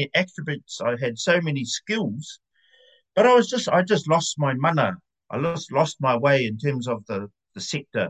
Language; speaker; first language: English; native; English